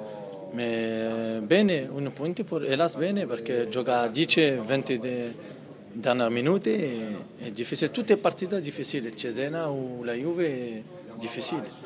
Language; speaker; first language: Italian; non-native, learner; French